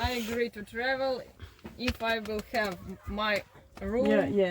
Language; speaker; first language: English; non-native, learner; Ukrainian